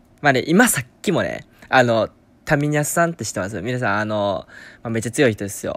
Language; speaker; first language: Japanese; native; Japanese